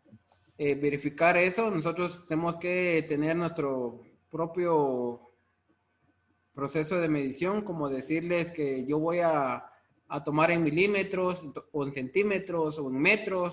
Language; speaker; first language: Spanish; native; Spanish